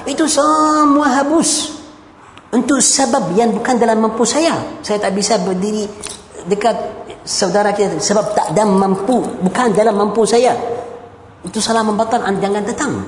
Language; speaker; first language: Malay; non-native, fluent; Arabic